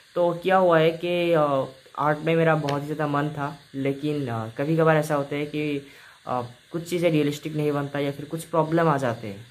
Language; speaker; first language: Hindi; non-native, local second language; Assamese